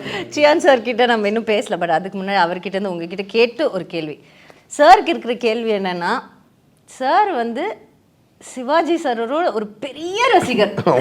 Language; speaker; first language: Tamil; native; Tamil